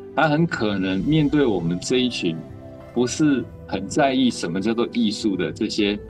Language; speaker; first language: Chinese; native; Chinese